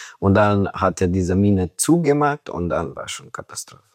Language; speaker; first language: German; non-native, learner; Romanian